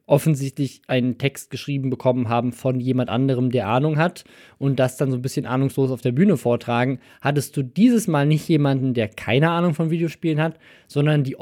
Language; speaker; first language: German; native; German